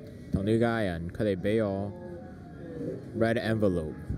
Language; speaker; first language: Cantonese; early bilingual, heritage; Cantonese